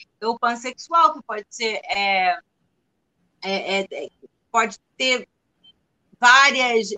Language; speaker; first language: Portuguese; non-native, fluent; Spanish